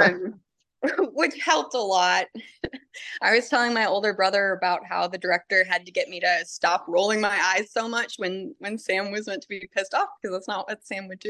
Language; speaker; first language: English; native; English